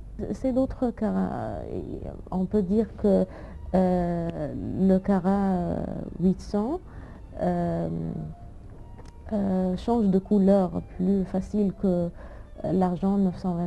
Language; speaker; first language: French; non-native, fluent; Arabic